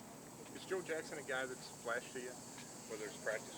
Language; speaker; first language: English; native; English